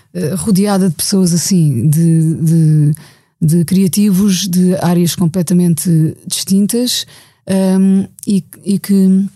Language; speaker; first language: Portuguese; native; Portuguese